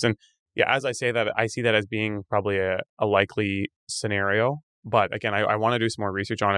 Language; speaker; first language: English; native; English